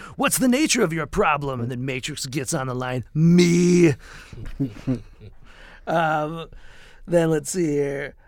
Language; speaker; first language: English; native; English